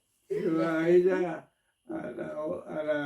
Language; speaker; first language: Spanish; non-native, local second language; German